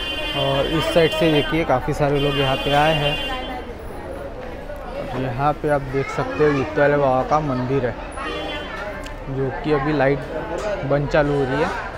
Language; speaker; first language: Hindi; non-native, local second language; Marathi